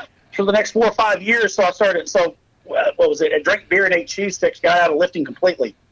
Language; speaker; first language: English; native; English